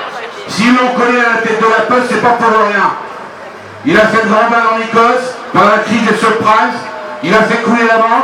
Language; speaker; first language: French; native; French